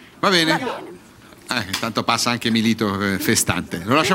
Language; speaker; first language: Italian; native; Italian